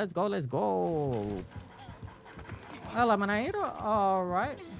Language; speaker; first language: English; native; English